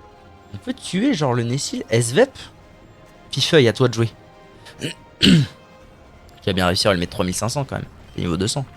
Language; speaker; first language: French; native; French